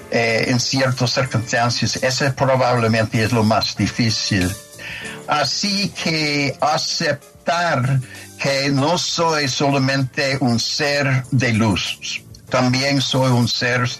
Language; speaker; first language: Spanish; non-native, fluent; English